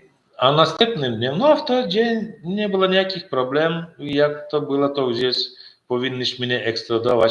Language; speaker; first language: Polish; non-native, learner; Turkmen